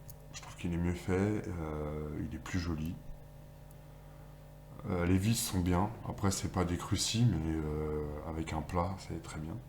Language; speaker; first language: French; native; French